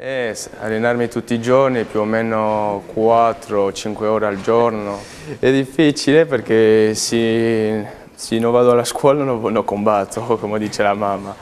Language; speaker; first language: Italian; non-native, fluent; Spanish